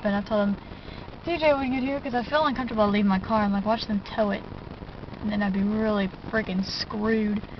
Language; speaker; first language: English; native; English